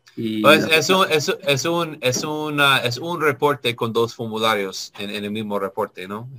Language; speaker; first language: Spanish; non-native, learner; English